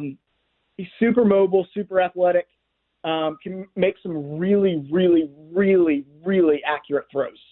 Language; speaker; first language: English; native; English